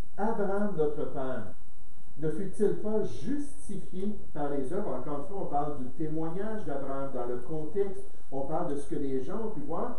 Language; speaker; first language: French; native; French